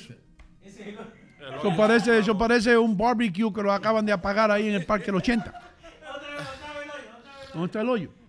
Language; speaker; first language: Spanish; native; Spanish